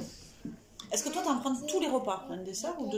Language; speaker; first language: French; native; French